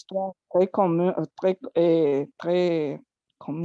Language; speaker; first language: French; non-native, learner; Spanish